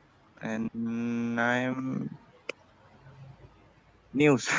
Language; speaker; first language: English; non-native, learner; Indonesian